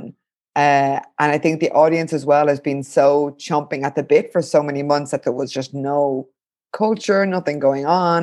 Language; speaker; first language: English; native; English